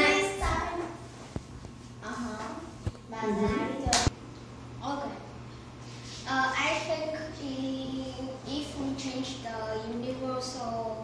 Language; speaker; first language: English; non-native, learner; Vietnamese